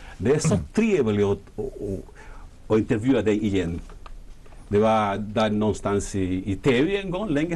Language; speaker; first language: Swedish; non-native, fluent; Spanish